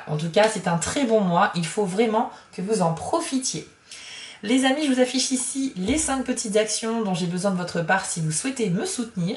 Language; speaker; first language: French; native; French